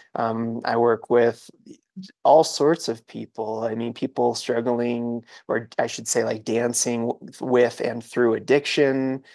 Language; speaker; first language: English; native; English